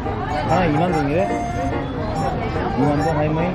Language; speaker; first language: Korean; native; Korean